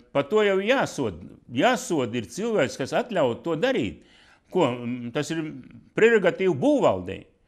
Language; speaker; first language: Latvian; non-native, local second language; Russian